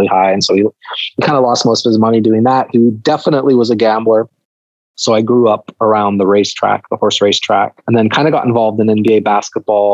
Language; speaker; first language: English; native; English